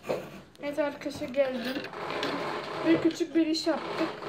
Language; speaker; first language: Turkish; non-native, fluent; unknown